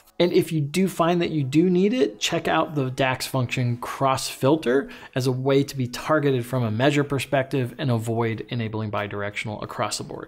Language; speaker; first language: English; native; English